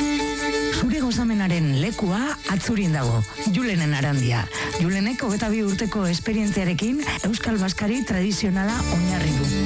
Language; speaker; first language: Basque; native; Basque